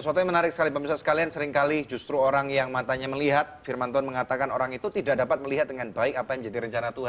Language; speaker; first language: Indonesian; native; Indonesian